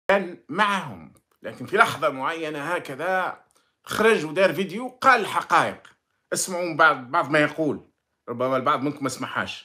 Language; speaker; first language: Arabic; native; Arabic